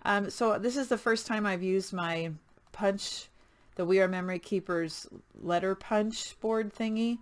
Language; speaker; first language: English; native; English